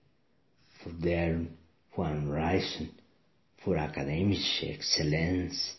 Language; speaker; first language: German; non-native, learner; Spanish